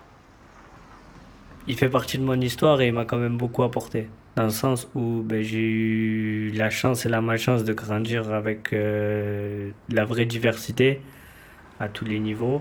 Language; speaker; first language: French; native; French